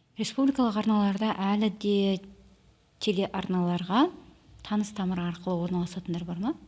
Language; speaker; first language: Kazakh; native; Kazakh